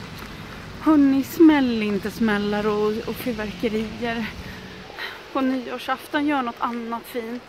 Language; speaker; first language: Swedish; native; Swedish